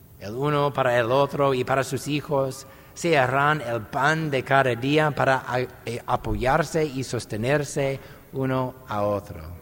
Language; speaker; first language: Spanish; non-native, fluent; English